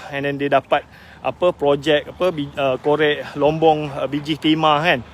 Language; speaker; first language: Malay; native; Malay